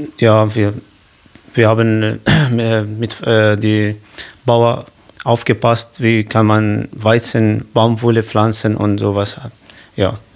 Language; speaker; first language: German; non-native, learner; Kurdish